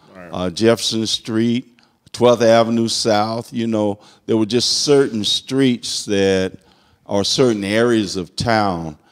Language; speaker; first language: English; native; English